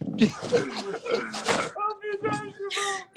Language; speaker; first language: French; native; French